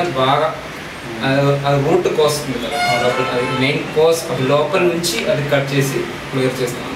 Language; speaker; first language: Telugu; non-native, learner; Malayalam